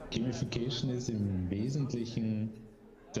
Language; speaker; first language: German; native; German